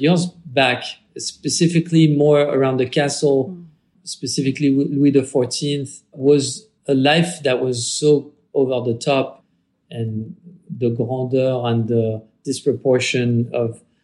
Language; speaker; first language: English; non-native, fluent; French